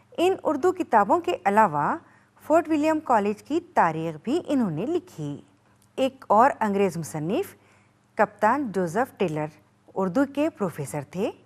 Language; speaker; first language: Urdu; native; Urdu